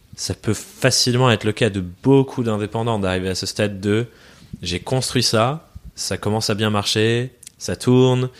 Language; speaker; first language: French; early bilingual, other home language; English